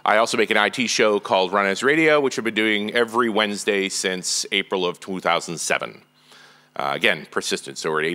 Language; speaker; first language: English; native; English